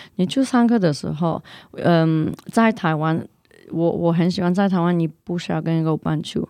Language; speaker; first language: Chinese; non-native, fluent; English